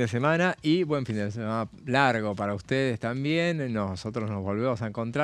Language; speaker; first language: Spanish; native; Spanish